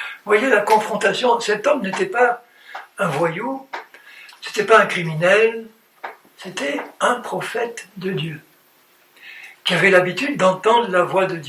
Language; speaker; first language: French; native; French